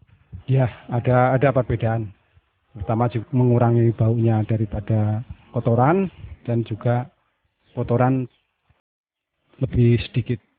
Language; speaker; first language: Indonesian; non-native, local second language; Javanese